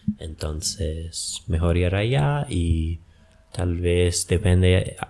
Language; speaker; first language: Spanish; non-native, fluent; English